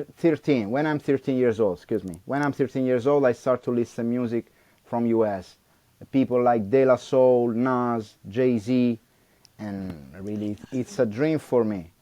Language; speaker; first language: English; non-native, learner; Italian